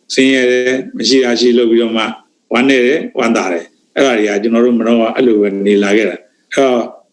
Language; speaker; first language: Burmese; native; Burmese